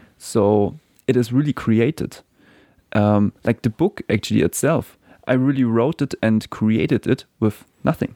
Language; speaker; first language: English; non-native, fluent; German